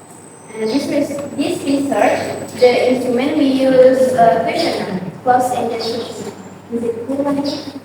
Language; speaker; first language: English; non-native, learner; Indonesian